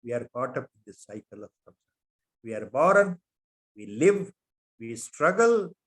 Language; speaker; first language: English; non-native, local second language; Kannada